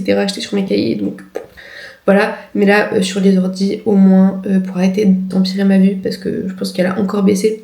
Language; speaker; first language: French; native; French